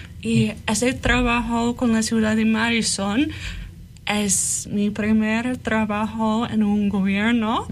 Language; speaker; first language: Spanish; non-native, fluent; English